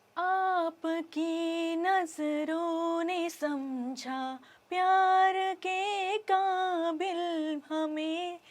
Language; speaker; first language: Hindi; non-native, local second language; Marathi